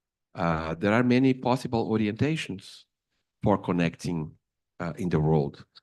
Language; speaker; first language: English; non-native, fluent; Portuguese